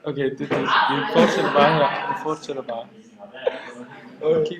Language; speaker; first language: Danish; native; Danish